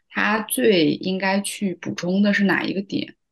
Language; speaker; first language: Chinese; native; Chinese